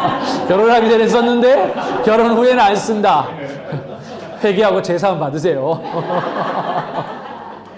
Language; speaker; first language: Korean; native; Korean